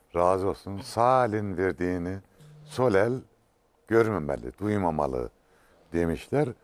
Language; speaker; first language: Turkish; native; Turkish